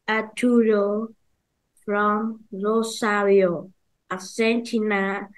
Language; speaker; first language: English; non-native, learner; Vietnamese